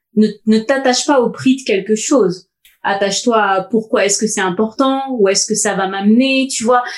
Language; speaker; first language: French; native; French